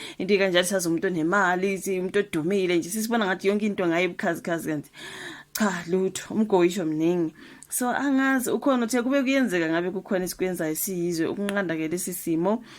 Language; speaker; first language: Zulu; native; Zulu